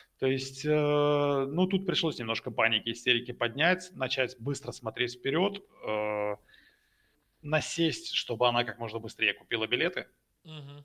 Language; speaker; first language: Russian; native; Russian